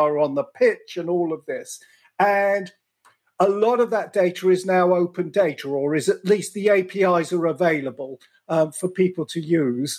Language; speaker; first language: English; native; English